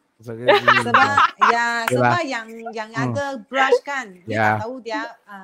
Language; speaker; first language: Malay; non-native, local second language; Chinese